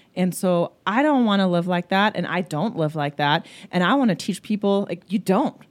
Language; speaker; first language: English; early bilingual, other home language; German